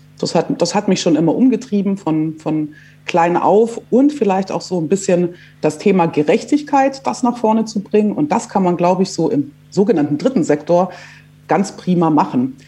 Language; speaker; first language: German; early bilingual, other home language; Croatian